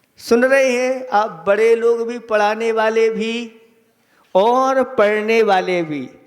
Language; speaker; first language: Hindi; native; Hindi